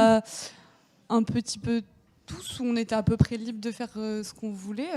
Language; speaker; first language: French; native; French